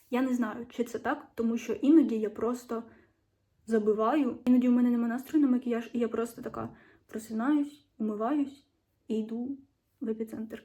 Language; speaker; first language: Ukrainian; non-native, local second language; Russian